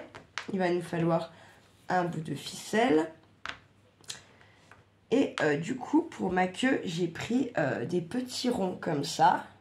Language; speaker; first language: French; native; French